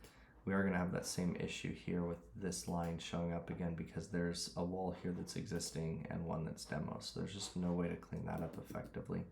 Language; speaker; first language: English; native; English